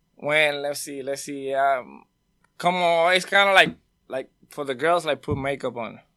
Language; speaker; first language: English; non-native, fluent; Spanish